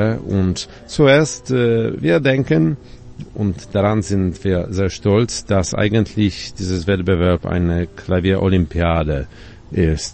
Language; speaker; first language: German; non-native, fluent; Polish